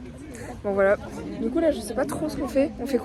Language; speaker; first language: French; native; French